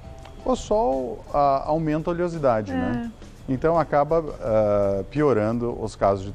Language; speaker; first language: Portuguese; native; Portuguese